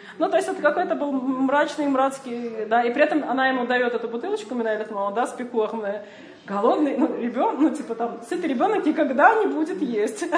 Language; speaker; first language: Russian; early bilingual, heritage; Russian